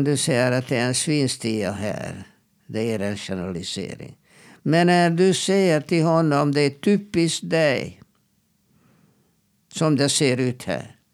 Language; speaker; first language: Swedish; non-native, fluent; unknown